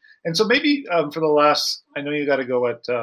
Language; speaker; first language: English; native; English